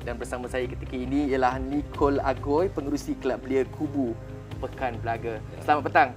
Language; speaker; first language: Malay; native; Malay